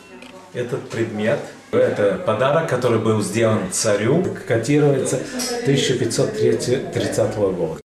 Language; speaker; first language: Russian; early bilingual, heritage; French